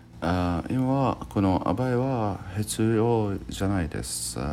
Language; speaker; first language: Japanese; non-native, learner; Arabic